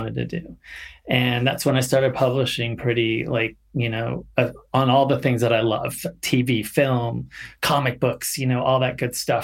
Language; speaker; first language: English; native; English